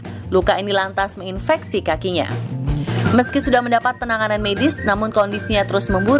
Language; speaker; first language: Indonesian; native; Indonesian